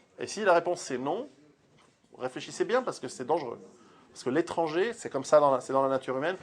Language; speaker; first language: French; early bilingual, other home language; Italian